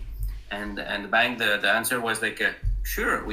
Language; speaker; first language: English; non-native, fluent; French